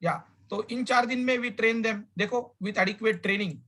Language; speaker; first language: Hindi; non-native, local second language; Marathi